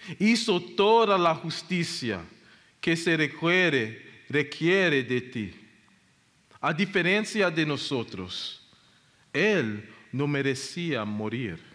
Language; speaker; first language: Spanish; non-native, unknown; English